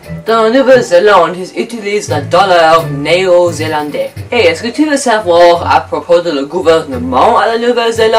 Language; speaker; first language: French; non-native, learner; English